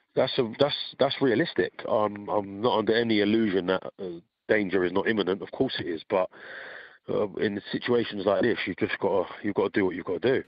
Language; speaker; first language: English; native; English